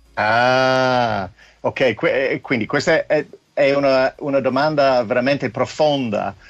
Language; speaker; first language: Italian; non-native, fluent; English